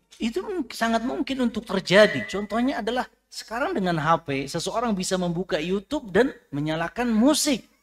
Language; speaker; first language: Indonesian; native; Indonesian